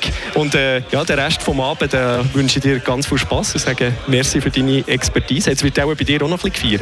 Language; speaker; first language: German; native; German